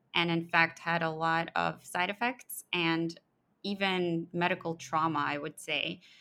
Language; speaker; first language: English; early bilingual, other home language; Russian